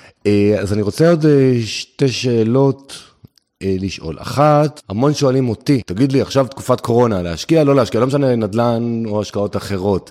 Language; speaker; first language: Hebrew; native; Hebrew